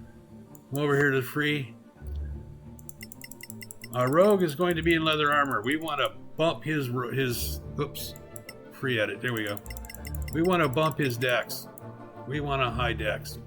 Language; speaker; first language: English; native; English